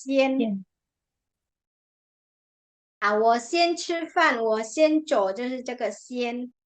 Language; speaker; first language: Chinese; non-native, fluent; Indonesian